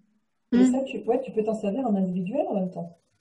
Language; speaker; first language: French; native; French